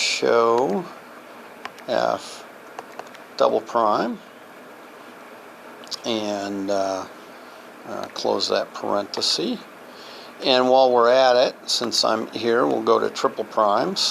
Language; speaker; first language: English; native; English